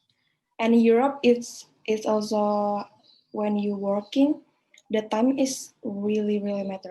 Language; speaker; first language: English; non-native, learner; Indonesian